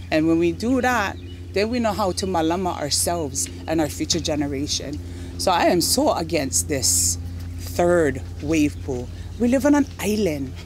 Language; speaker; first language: English; native; English